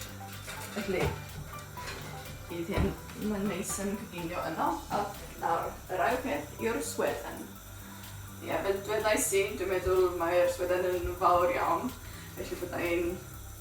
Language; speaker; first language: Welsh; non-native, learner; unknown